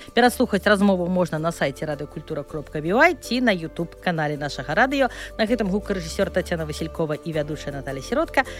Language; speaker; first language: Belarusian; native; Belarusian